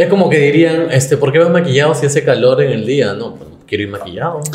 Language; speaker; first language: Spanish; native; Spanish